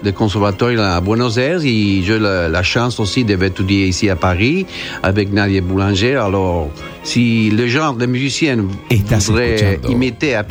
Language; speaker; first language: French; non-native, fluent; Spanish